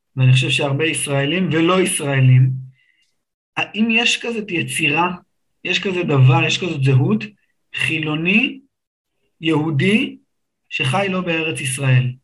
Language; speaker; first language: Hebrew; native; Hebrew